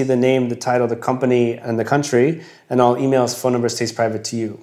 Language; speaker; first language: English; native; English